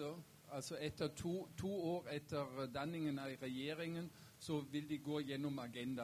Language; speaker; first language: Norwegian; non-native, fluent; German